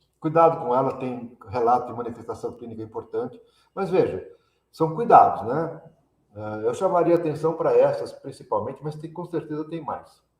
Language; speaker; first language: Portuguese; early bilingual, other home language; Italian